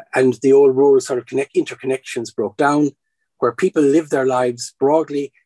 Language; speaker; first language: English; native; English